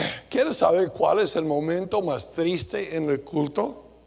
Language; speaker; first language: Spanish; non-native, fluent; English